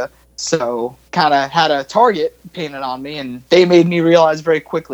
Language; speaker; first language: English; native; English